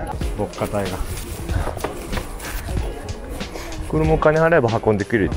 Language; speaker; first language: Japanese; native; Japanese